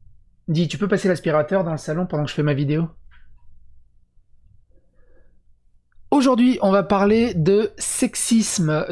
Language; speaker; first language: French; native; French